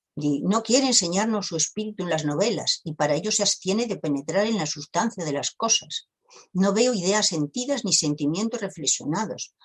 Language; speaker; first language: Spanish; native; Spanish